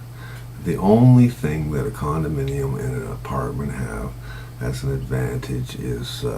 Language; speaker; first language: English; native; English